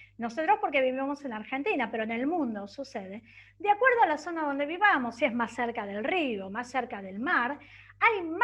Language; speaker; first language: Spanish; native; Spanish